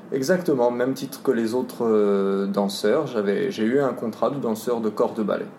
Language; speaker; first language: French; native; French